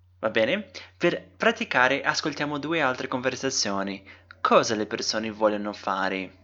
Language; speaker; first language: Italian; non-native, fluent; Portuguese